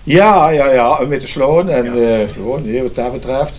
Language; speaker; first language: Dutch; native; Dutch